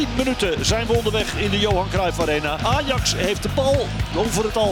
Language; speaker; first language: Dutch; native; Dutch